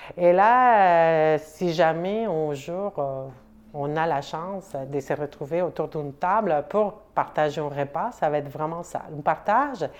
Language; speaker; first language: French; non-native, fluent; Spanish